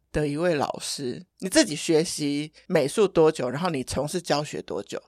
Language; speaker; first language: Chinese; native; Chinese